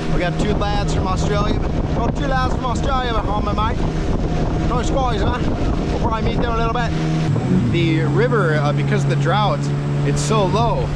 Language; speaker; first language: English; native; English